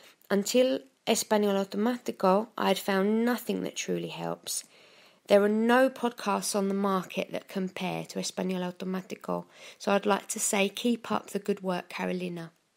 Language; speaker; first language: English; native; English